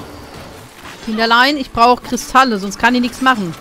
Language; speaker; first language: German; native; German